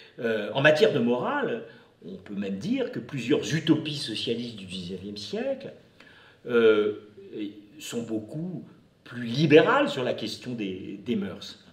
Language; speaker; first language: French; native; French